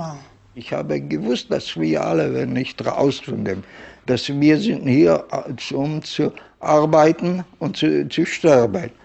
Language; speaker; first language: German; non-native, learner; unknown